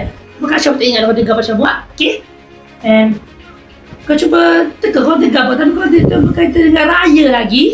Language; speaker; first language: Malay; native; Malay